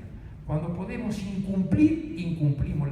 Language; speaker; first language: Spanish; native; Spanish